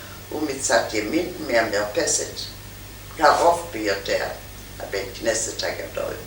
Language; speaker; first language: Hebrew; non-native, fluent; German